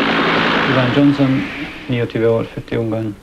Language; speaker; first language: Norwegian; non-native, fluent; Hungarian